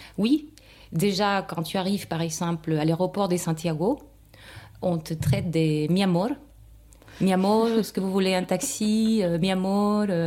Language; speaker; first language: French; non-native, fluent; Spanish